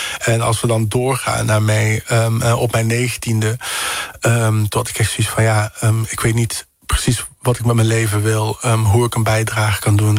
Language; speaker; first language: Dutch; early bilingual, other home language; Papiamento